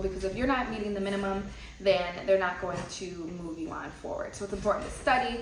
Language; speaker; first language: English; native; English